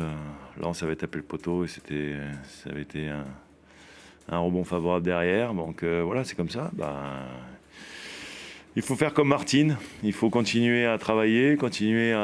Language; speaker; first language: French; native; French